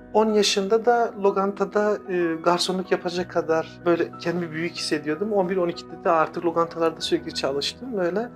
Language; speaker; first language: Turkish; non-native, local second language; Kurdish